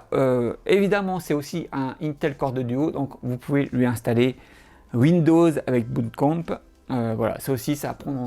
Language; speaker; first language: French; native; French